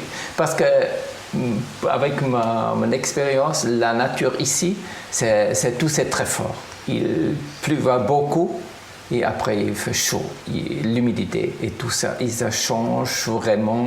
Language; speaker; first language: French; non-native, fluent; German